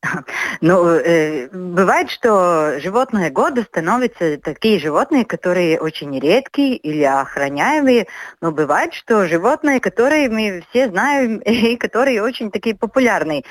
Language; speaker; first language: Russian; non-native, local second language; Latvian